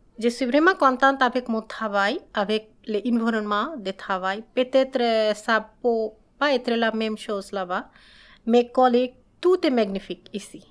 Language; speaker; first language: French; non-native, learner; Bangla